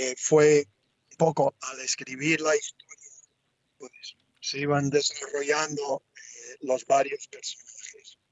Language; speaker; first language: Spanish; non-native, fluent; English